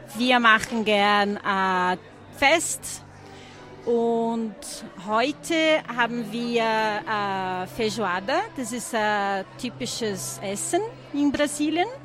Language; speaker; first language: German; non-native, fluent; Portuguese